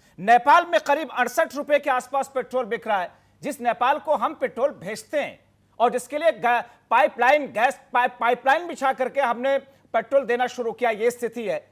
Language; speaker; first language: Hindi; native; Hindi